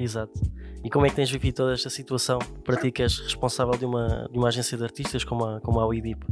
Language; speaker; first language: Portuguese; native; Portuguese